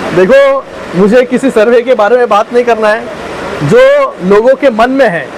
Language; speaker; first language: Hindi; non-native, local second language; Marathi